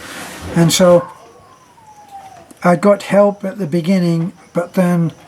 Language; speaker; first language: English; native; English